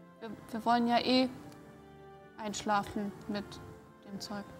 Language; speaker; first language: German; non-native, learner; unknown